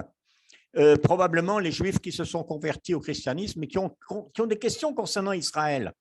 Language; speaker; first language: French; native; French